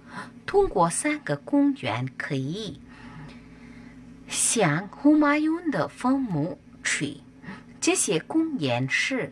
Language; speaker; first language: Chinese; non-native, learner; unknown